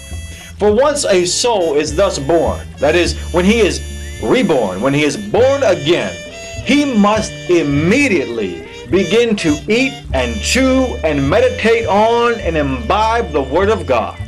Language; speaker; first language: English; native; English